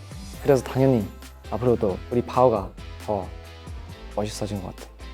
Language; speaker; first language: Korean; non-native, fluent; Thai